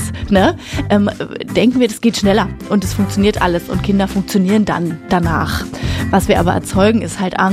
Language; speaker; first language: German; native; German